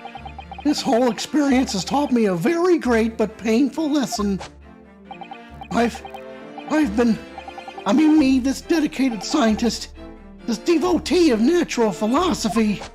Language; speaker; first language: English; native; English